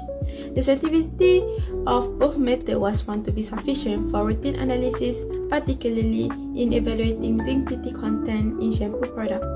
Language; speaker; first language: English; non-native, local second language; Malay